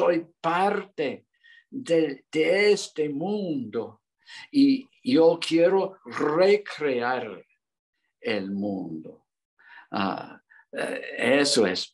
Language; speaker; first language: Spanish; non-native, learner; English